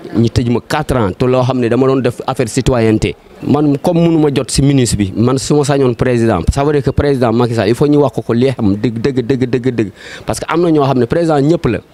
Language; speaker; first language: Wolof; non-native, local second language; Jola-Fonyi